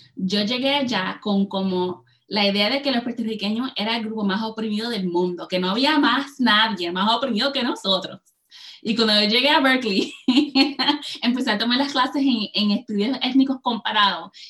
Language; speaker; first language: Spanish; early bilingual, heritage; Spanish